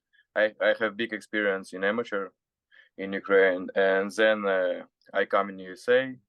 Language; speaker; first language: English; non-native, learner; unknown